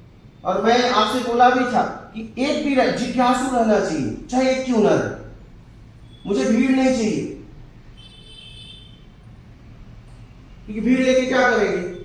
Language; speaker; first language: Hindi; native; Hindi